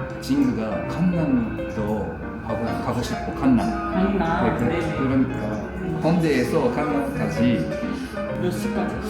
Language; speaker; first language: Korean; non-native, learner; Japanese